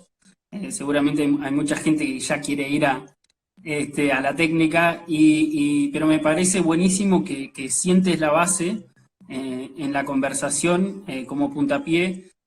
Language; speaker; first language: Spanish; native; Spanish